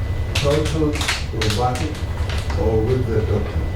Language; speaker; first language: English; non-native, learner; Arabic